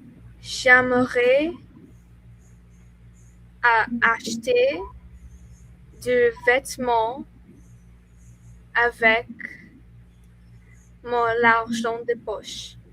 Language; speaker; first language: French; non-native, learner; English